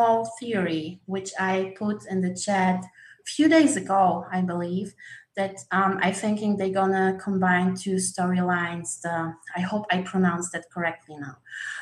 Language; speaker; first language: English; non-native, learner; Polish